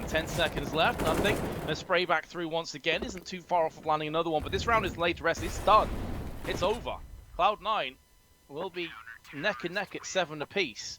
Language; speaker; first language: English; native; English